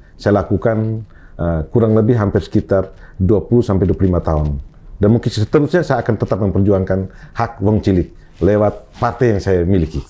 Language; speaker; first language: Indonesian; non-native, local second language; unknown